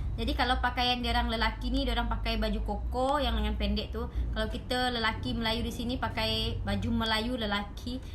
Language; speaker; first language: Malay; native; Malay